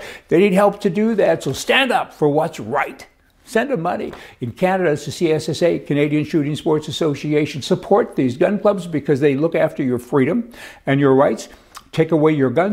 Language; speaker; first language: English; native; English